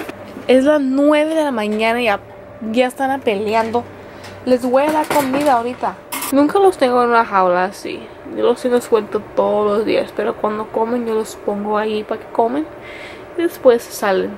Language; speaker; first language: Spanish; early bilingual, other home language; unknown